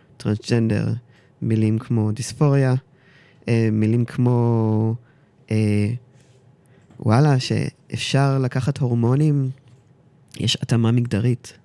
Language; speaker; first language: Hebrew; early bilingual, heritage; Hebrew